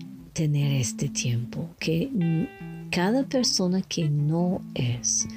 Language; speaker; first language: Spanish; non-native, learner; French